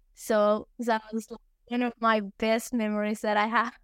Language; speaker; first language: English; early bilingual, other home language; Arabic